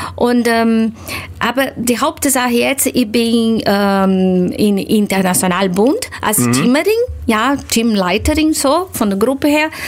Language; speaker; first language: German; non-native, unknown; Portuguese